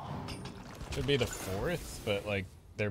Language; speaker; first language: English; native; English